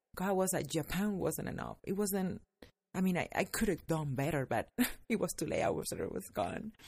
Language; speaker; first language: English; non-native, fluent; Spanish